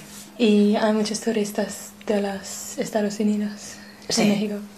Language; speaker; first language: Spanish; non-native, learner; English